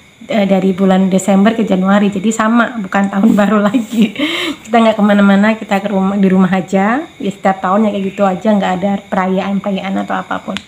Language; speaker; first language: Indonesian; native; Indonesian